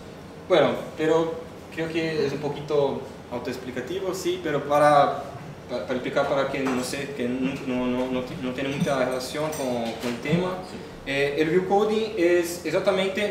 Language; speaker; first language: Spanish; non-native, learner; Portuguese